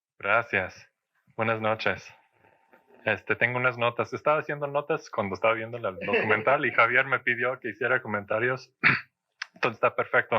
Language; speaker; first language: Spanish; early bilingual, heritage; Spanish